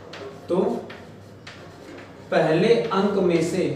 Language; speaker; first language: Hindi; native; Hindi